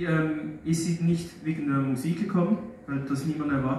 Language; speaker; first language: German; non-native, fluent; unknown